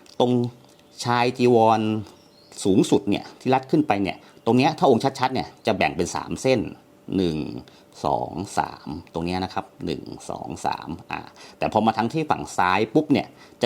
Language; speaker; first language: Thai; native; Thai